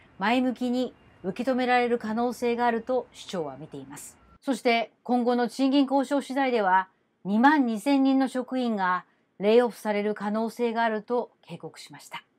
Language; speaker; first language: Japanese; native; Japanese